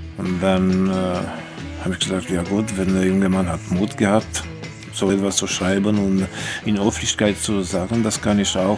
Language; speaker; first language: German; non-native, fluent; Romanian